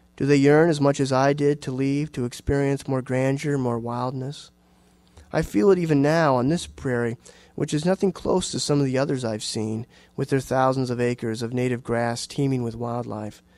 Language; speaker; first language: English; native; English